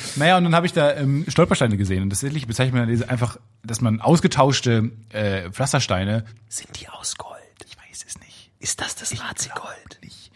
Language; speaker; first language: German; native; German